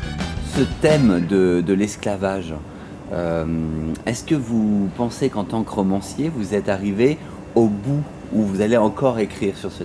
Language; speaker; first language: French; native; French